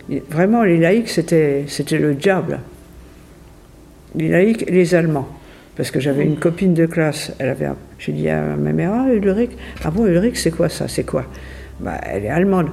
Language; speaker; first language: French; native; French